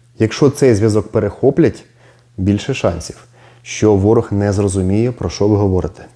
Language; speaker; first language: Ukrainian; non-native, local second language; Russian